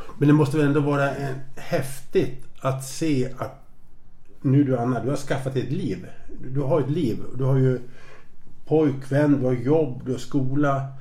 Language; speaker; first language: Swedish; native; Swedish